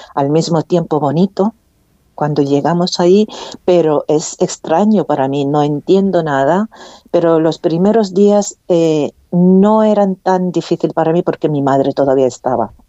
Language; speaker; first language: Spanish; non-native, fluent; Korean